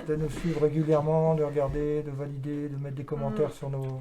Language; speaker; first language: French; native; French